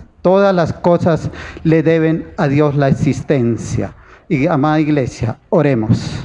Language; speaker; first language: Spanish; native; Spanish